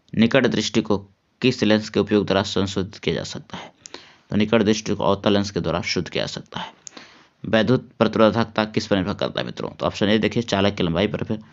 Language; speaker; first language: Hindi; native; Hindi